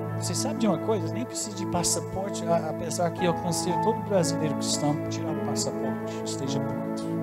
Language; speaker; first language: Portuguese; non-native, fluent; English